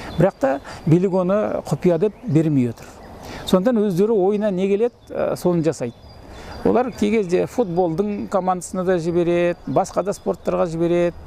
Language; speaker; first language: Kazakh; native; Kazakh